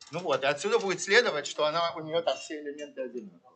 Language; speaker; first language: Russian; native; Russian